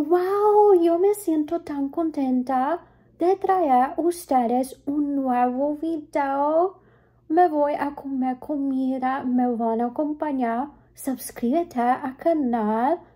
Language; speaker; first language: Spanish; early bilingual, heritage; Spanish